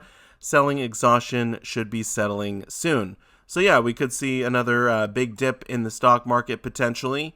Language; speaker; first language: English; native; English